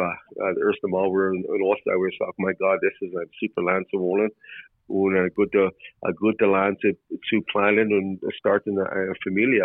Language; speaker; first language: German; non-native, learner; English